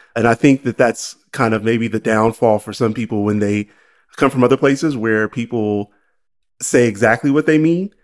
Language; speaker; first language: English; native; English